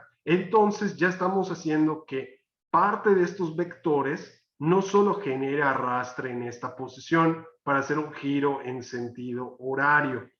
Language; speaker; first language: Spanish; native; Spanish